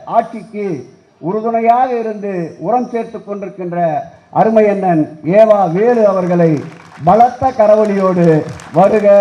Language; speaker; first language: Tamil; native; Tamil